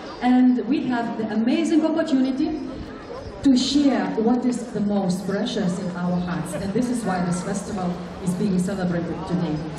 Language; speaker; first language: English; non-native, fluent; Lithuanian